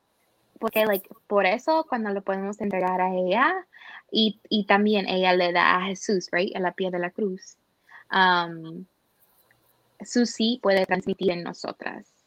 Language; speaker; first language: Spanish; early bilingual, heritage; Spanish